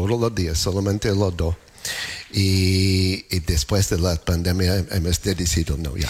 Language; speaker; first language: Spanish; non-native, learner; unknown